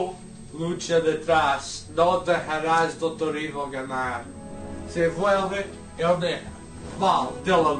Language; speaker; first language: Spanish; non-native, learner; English